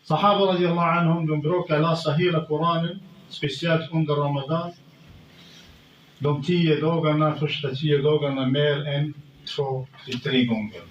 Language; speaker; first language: Swedish; non-native, fluent; Arabic